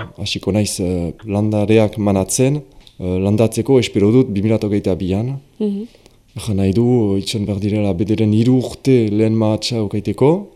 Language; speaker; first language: Basque; non-native, local second language; French